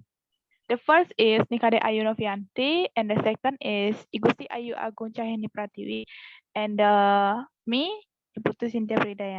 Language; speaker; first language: English; non-native, learner; Indonesian